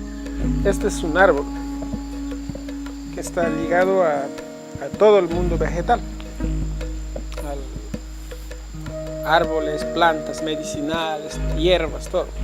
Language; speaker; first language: Spanish; non-native, local second language; Quechua